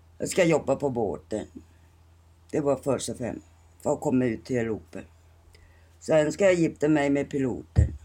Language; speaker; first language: Swedish; non-native, fluent; Thai